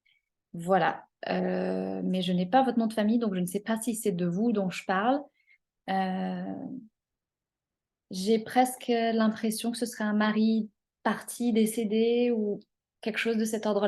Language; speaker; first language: French; native; French